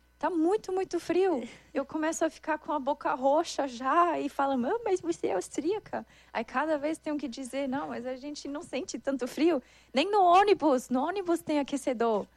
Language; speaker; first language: Portuguese; non-native, fluent; German